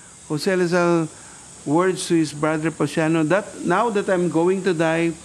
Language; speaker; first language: English; non-native, local second language; Filipino